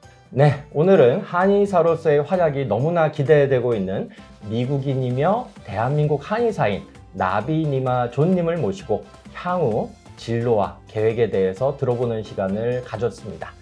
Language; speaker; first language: Korean; native; Korean